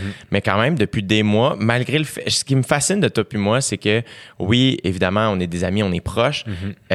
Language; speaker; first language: French; native; French